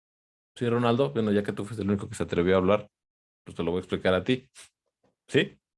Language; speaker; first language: Spanish; native; Spanish